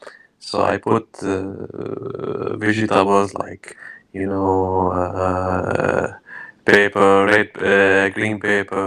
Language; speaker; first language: English; non-native, learner; Arabic